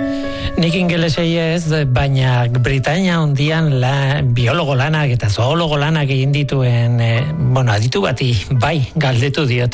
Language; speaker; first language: Basque; native; Basque